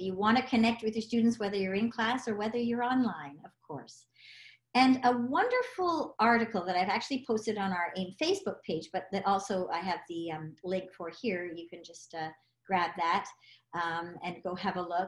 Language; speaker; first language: English; native; English